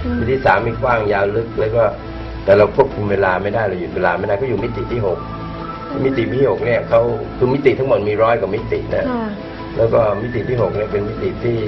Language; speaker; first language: Thai; native; Thai